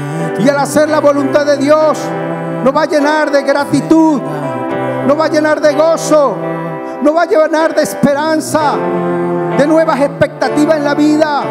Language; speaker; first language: Spanish; native; Spanish